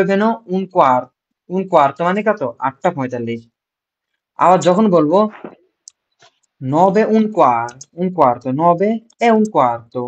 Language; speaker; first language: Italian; non-native, fluent; Bangla